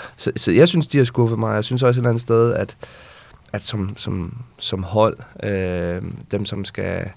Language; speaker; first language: Danish; native; Danish